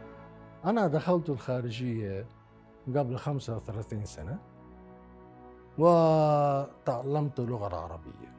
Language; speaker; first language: Arabic; non-native, fluent; Japanese